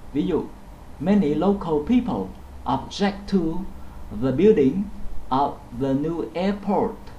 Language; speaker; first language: English; non-native, fluent; Vietnamese